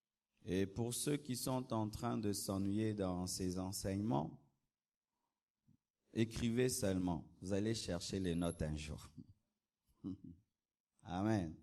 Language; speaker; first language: French; non-native, local second language; Lingala